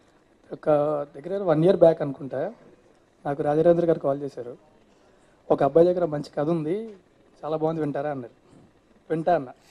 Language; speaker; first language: Telugu; native; Telugu